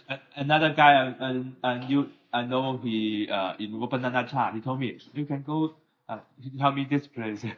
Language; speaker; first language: English; non-native, learner; Chinese